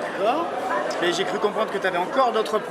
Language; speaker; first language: French; native; French